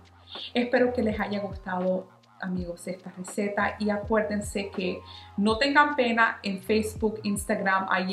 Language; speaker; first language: Spanish; non-native, fluent; English